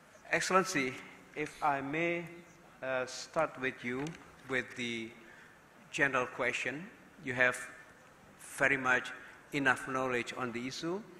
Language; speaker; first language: English; non-native, fluent; Indonesian